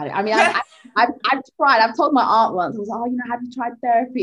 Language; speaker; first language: English; early bilingual, other home language; Swahili